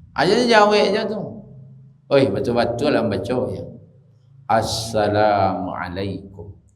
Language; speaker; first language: Malay; non-native, local second language; Minangkabau